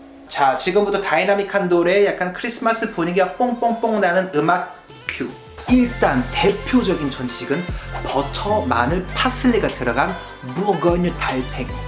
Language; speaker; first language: Korean; non-native, fluent; French